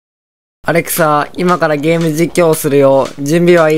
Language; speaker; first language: Japanese; native; Japanese